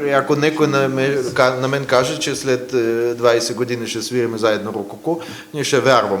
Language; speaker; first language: Bulgarian; non-native, fluent; Russian